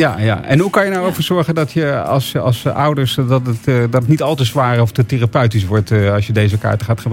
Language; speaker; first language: Dutch; native; Dutch